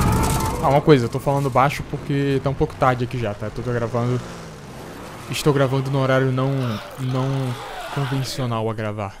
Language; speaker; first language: Portuguese; native; Portuguese